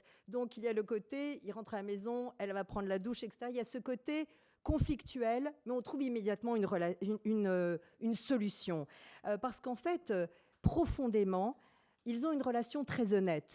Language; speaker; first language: French; native; French